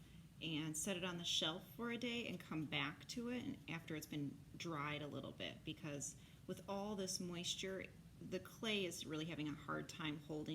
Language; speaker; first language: English; native; English